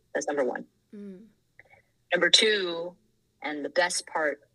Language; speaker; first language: English; non-native, fluent; Thai